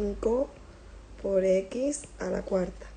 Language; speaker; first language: Spanish; native; Spanish